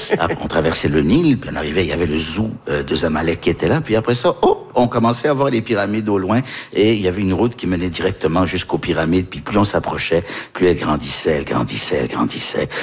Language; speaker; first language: French; early bilingual, heritage; French